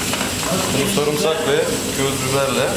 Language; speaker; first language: Turkish; native; Turkish